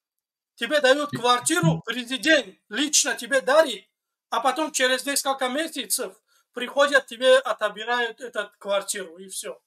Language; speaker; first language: Russian; non-native, fluent; Tajik